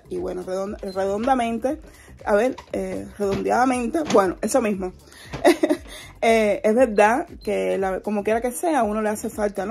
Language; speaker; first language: Spanish; native; Spanish